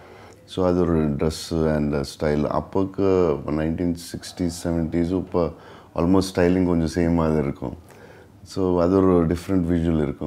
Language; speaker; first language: Tamil; non-native, learner; Telugu